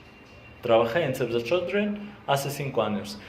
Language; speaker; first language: Spanish; non-native, fluent; Arabic